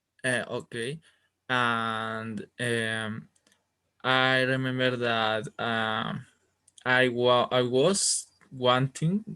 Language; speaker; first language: English; non-native, learner; Spanish